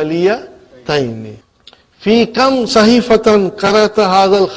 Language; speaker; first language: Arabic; non-native, fluent; English